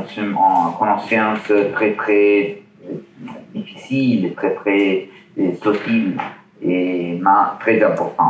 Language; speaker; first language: French; non-native, learner; Italian